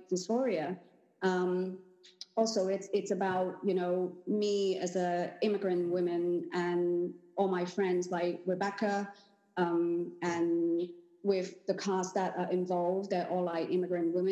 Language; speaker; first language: English; non-native, local second language; Cantonese